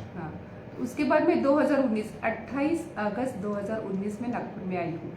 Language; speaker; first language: Hindi; non-native, local second language; Marathi